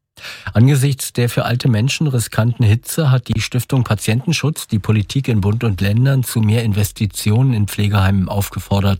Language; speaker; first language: German; native; German